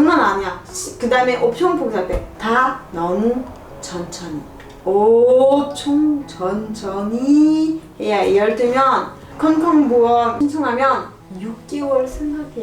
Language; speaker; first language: Korean; non-native, learner; French